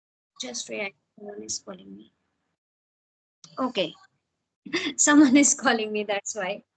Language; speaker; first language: English; non-native, fluent; Hindi